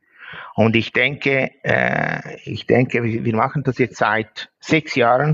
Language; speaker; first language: German; non-native, fluent; Italian